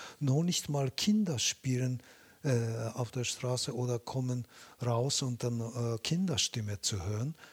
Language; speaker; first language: German; non-native, fluent; Japanese